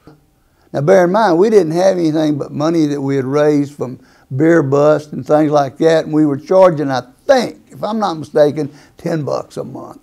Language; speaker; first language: English; native; English